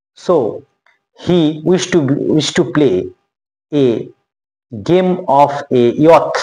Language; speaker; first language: English; non-native, local second language; Bangla